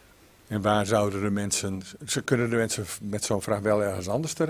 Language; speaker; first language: Dutch; native; Dutch